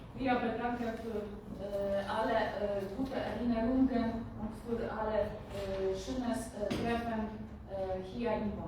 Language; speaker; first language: German; non-native, learner; Polish